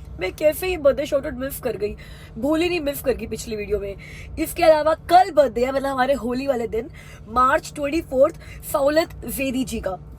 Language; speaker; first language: Hindi; native; Hindi